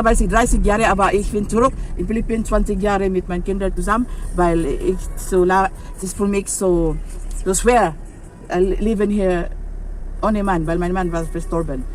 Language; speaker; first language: German; non-native, learner; Filipino